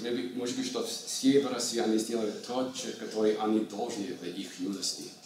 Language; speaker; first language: Russian; non-native, learner; English